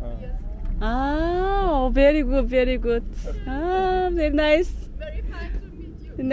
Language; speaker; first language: English; non-native, learner; Korean